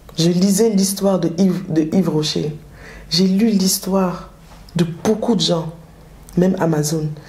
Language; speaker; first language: French; early bilingual, other home language; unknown